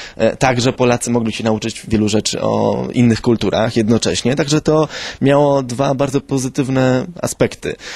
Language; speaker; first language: Polish; early bilingual, heritage; Spanish